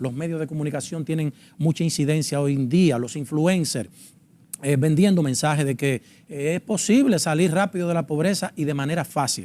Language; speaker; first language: Spanish; native; Spanish